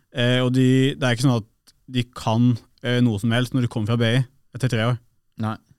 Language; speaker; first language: Norwegian; early bilingual, other home language; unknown